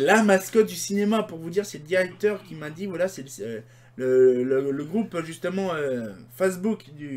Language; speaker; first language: French; native; French